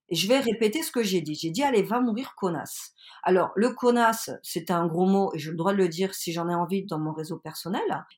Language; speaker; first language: French; native; French